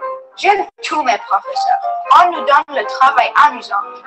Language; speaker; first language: French; non-native, learner; English